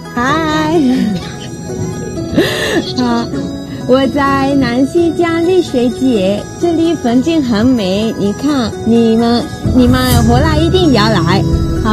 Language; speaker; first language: Chinese; non-native, fluent; Italian